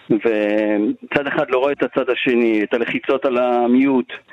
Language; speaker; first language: Hebrew; native; Hebrew